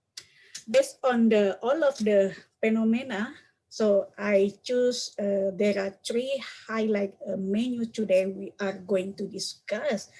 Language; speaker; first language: English; non-native, learner; Indonesian